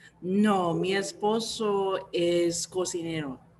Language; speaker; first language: Spanish; non-native, learner; English